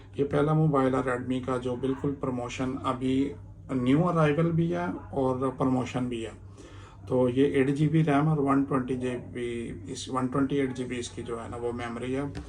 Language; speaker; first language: Urdu; non-native, local second language; Punjabi